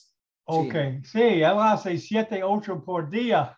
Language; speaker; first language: Spanish; non-native, learner; English